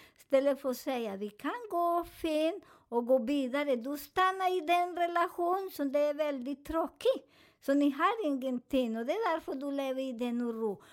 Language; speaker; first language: Swedish; non-native, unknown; Spanish